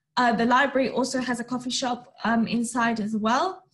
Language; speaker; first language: English; native; English